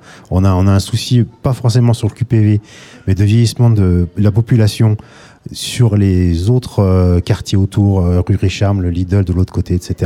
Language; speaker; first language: French; native; French